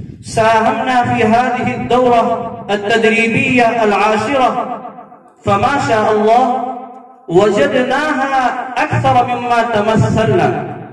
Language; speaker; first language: Arabic; non-native, fluent; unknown